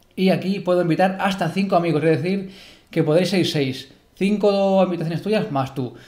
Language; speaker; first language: Spanish; native; Spanish